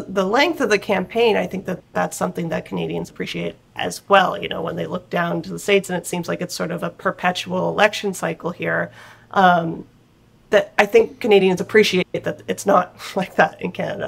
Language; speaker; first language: English; native; English